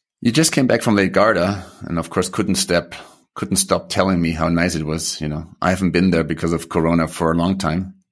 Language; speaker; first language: English; non-native, fluent; German